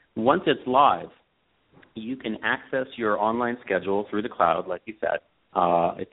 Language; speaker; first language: English; native; English